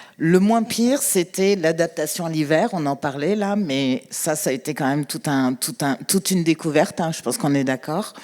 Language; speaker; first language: French; native; French